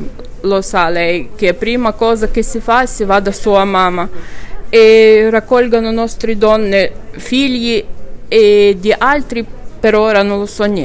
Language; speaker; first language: Italian; non-native, learner; Ukrainian